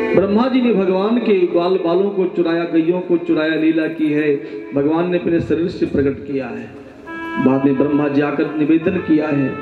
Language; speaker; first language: Hindi; native; Hindi